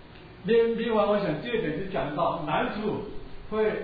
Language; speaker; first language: Chinese; native; Chinese